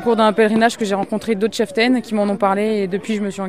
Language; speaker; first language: French; native; French